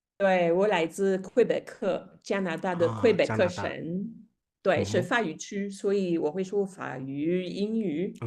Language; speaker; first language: Chinese; non-native, fluent; French